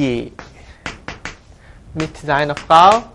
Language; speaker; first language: German; non-native, fluent; Korean